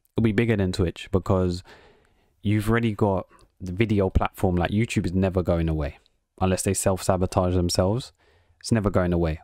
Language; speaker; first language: English; native; English